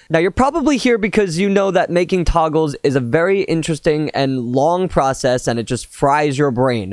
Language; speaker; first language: English; native; English